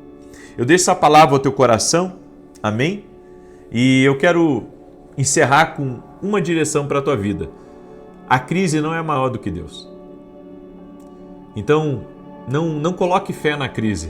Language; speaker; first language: Portuguese; native; Portuguese